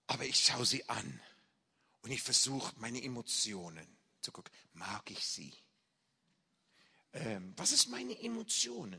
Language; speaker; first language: German; non-native, fluent; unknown